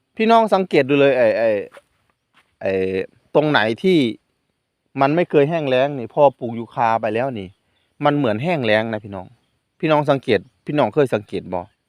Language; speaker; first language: Thai; non-native, local second language; Northeastern Thai